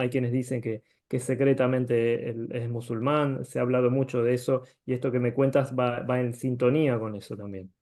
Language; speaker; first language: Spanish; native; Spanish